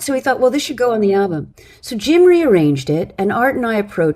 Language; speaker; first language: English; native; English